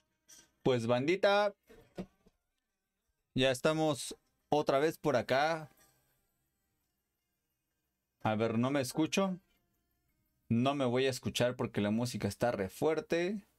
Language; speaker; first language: Spanish; native; Spanish